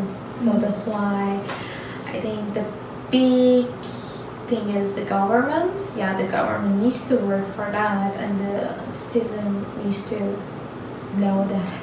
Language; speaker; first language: English; non-native, learner; Turkish